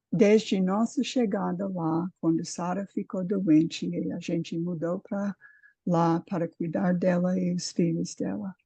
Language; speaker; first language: Portuguese; non-native, fluent; English